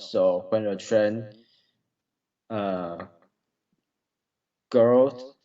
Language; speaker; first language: English; non-native, learner; Chinese